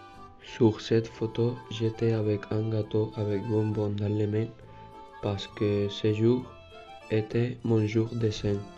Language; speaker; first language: French; non-native, learner; Spanish